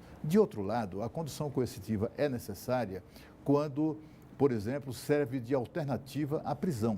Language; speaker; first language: Portuguese; native; Portuguese